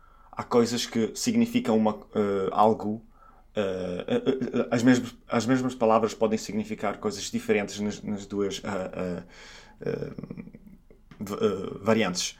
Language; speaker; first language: Portuguese; non-native, fluent; Italian